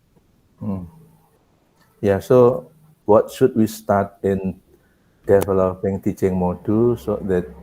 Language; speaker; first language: English; non-native, learner; Indonesian